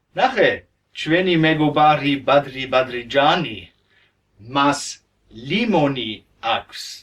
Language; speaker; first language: Georgian; non-native, learner; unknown